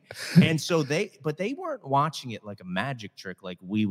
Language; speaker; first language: English; native; English